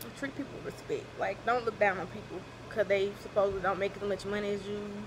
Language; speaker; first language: English; native; English